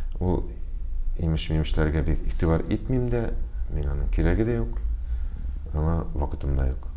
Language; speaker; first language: Tatar; native; Tatar